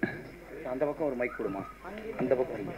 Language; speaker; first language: Tamil; non-native, learner; Kannada